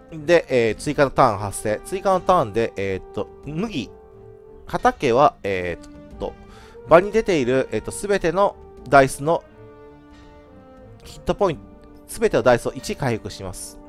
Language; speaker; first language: Japanese; native; Japanese